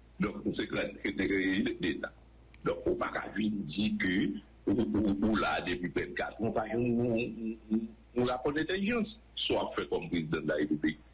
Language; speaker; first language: French; non-native, local second language; Haitian Creole